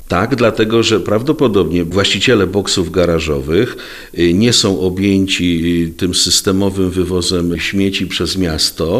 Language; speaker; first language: Polish; native; Polish